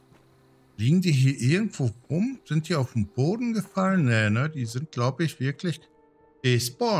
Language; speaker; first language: German; native; German